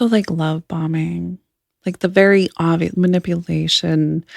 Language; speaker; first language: English; native; English